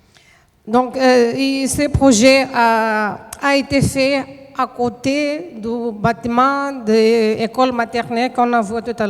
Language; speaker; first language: French; non-native, fluent; Portuguese